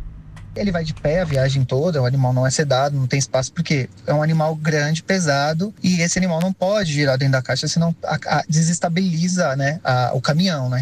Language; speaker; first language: Portuguese; native; Portuguese